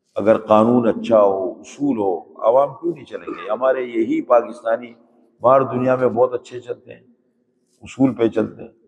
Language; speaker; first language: Urdu; native; Urdu